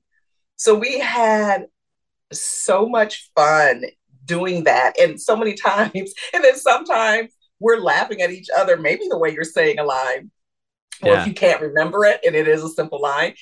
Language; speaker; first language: English; native; English